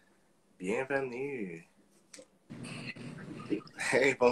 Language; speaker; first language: French; non-native, local second language; English